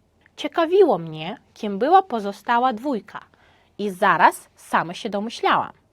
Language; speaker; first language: Polish; non-native, fluent; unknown